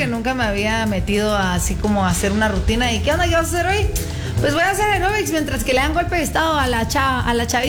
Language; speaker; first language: Spanish; native; Spanish